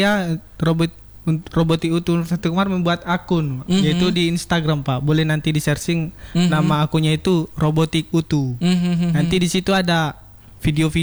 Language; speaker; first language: Indonesian; native; Indonesian